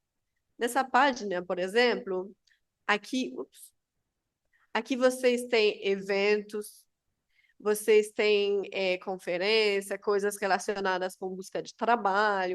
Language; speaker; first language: Portuguese; non-native, fluent; Spanish